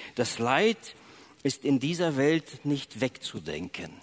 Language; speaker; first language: German; early bilingual, other home language; Russian